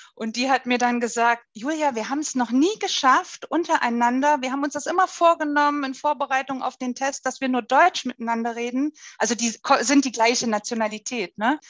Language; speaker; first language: German; native; German